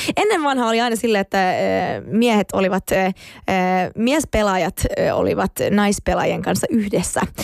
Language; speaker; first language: Finnish; non-native, local second language; Swedish